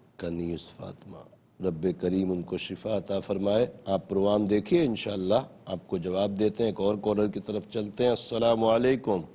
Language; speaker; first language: Urdu; native; Urdu